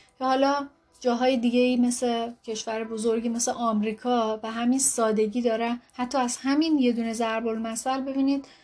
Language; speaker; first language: Persian; native; Persian